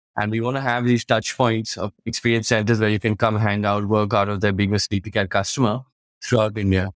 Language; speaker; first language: English; non-native, local second language; Hindi